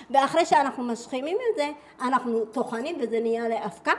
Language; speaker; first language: Hebrew; early bilingual, other home language; Amharic